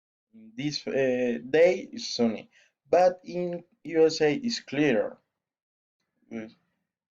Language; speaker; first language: English; non-native, learner; Spanish